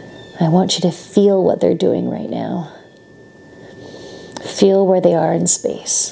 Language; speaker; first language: English; native; English